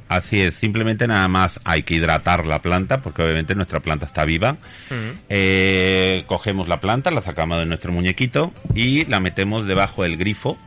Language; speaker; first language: Spanish; native; Spanish